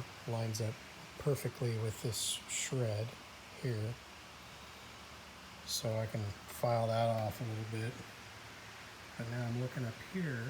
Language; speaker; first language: English; native; English